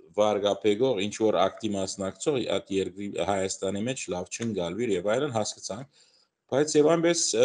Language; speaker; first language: Armenian; early bilingual, heritage; Armenian